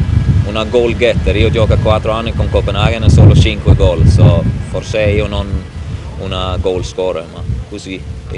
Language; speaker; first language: Italian; non-native, learner; Swedish